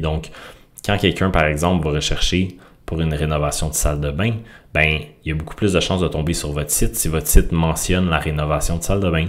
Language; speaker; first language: French; native; French